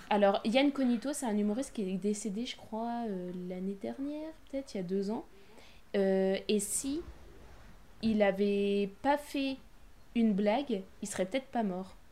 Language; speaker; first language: French; native; French